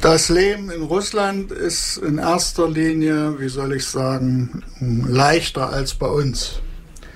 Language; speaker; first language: German; native; German